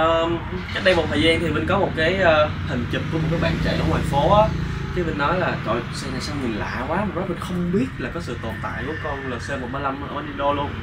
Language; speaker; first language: Vietnamese; native; Vietnamese